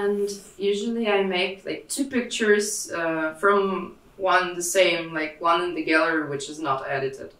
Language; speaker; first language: English; non-native, fluent; Russian